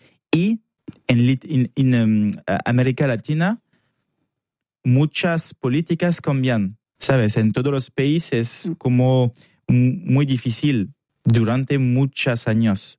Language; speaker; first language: Spanish; non-native, fluent; French